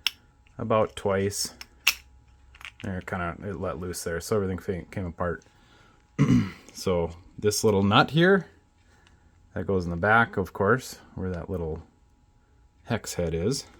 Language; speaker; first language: English; native; English